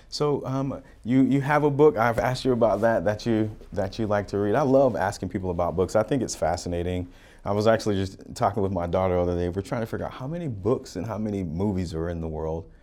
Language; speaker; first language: English; native; English